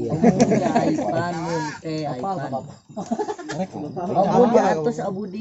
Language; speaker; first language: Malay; non-native, local second language; Sundanese